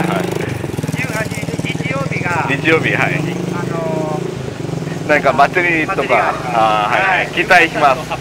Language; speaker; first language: Japanese; non-native, learner; Korean